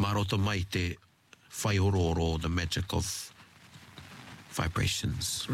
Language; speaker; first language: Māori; non-native, local second language; English